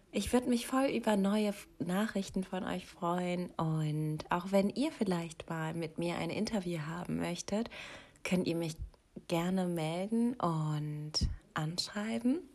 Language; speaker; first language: German; native; German